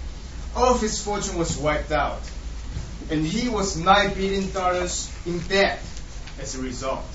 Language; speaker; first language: English; non-native, fluent; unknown